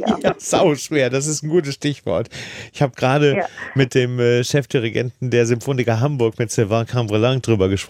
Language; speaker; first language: German; native; German